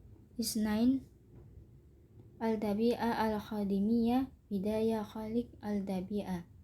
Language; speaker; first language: Arabic; non-native, learner; Indonesian